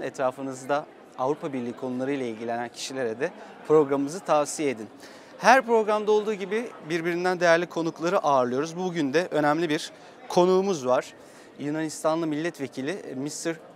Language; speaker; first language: Turkish; native; Turkish